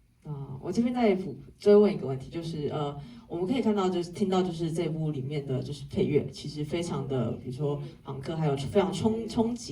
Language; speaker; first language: Chinese; native; Chinese